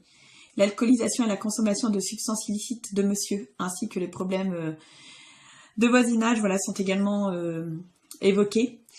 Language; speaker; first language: French; native; French